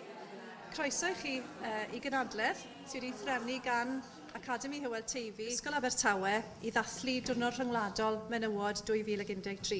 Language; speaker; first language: Welsh; native; Welsh